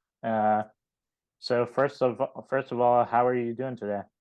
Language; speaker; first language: English; native; English